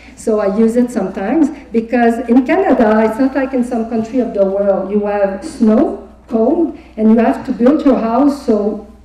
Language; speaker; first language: English; non-native, fluent; French